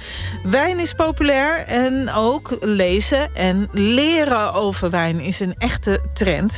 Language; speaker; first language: Dutch; native; Dutch